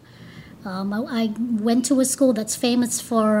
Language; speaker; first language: English; non-native, local second language; Cebuano